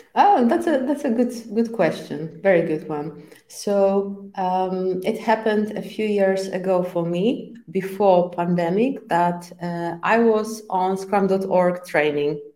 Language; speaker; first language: English; non-native, fluent; Polish